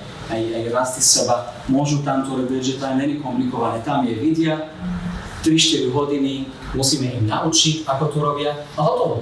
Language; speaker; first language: Slovak; non-native, fluent; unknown